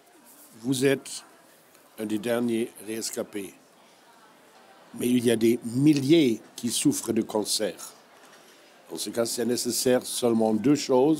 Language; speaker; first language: French; non-native, fluent; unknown